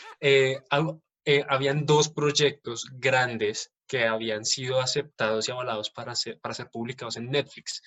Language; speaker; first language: Spanish; native; Spanish